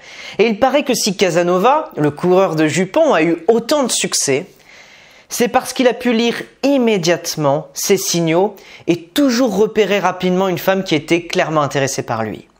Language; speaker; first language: French; native; French